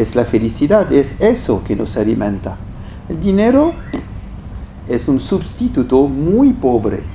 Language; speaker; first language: Spanish; non-native, fluent; French